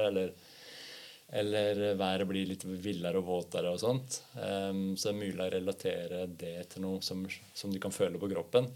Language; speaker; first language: Norwegian; native; Norwegian